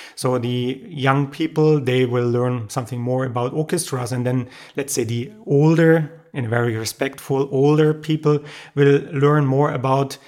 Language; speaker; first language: English; non-native, fluent; German